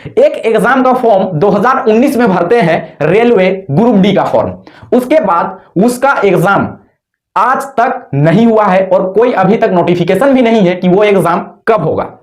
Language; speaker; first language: Hindi; native; Hindi